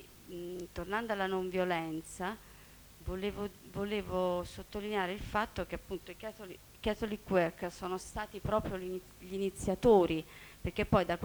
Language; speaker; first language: Italian; native; Italian